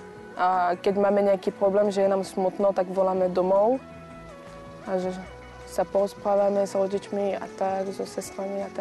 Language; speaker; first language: Slovak; non-native, fluent; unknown